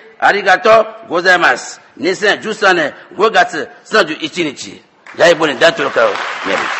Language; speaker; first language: Japanese; non-native, fluent; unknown